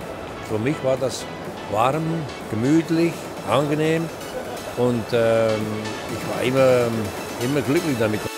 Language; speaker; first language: German; non-native, fluent; Dutch